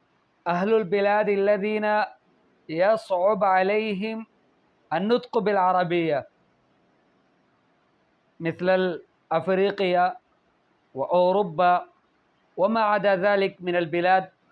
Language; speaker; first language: Arabic; non-native, fluent; Urdu